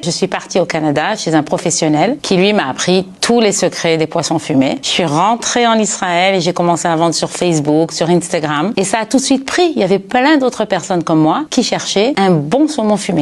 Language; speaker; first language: French; native; French